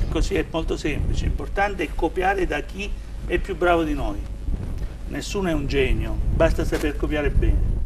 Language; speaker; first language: Italian; native; Italian